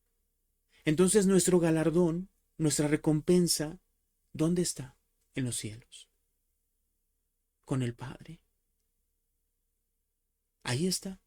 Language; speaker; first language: Spanish; native; Spanish